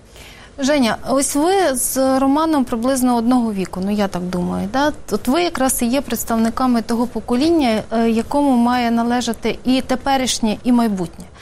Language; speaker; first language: Ukrainian; native; Ukrainian